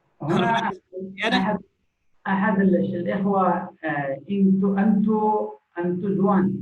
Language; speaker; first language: Arabic; native; Arabic